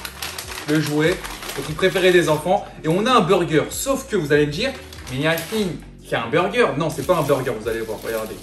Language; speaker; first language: French; native; French